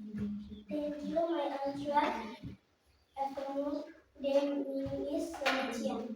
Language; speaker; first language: English; non-native, learner; Indonesian